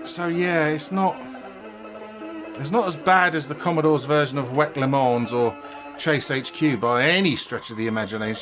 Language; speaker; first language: English; native; English